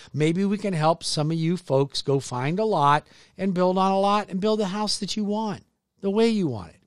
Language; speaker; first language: English; native; English